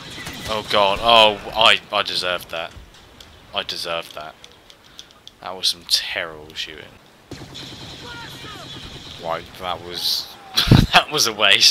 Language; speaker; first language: English; native; English